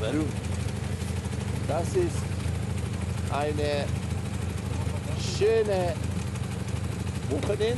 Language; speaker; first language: German; non-native, learner; Slovenian